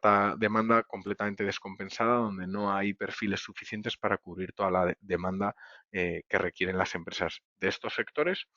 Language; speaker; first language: Spanish; native; Spanish